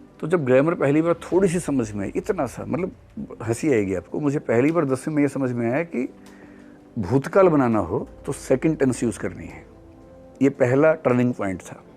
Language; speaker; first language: Hindi; native; Hindi